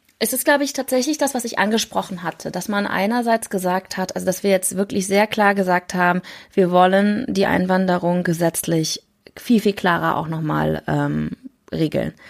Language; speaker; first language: German; early bilingual, other home language; Korean